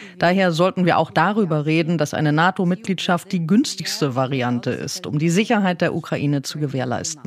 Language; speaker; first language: German; non-native, fluent; Ukrainian